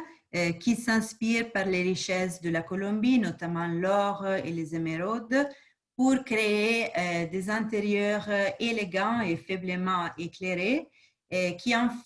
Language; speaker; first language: French; non-native, fluent; Portuguese